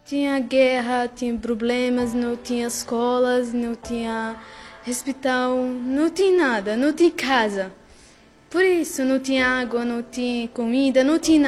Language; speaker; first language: Portuguese; non-native, learner; Arabic